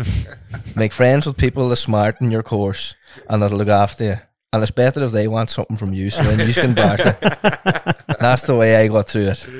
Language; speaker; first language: English; native; English